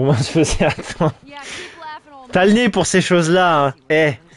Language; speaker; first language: French; native; French